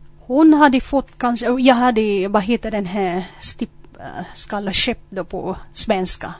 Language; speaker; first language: Swedish; non-native, fluent; Filipino